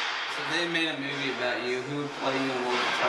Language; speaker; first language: English; native; English